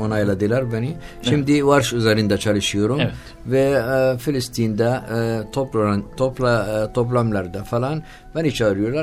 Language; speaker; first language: Turkish; non-native, learner; Arabic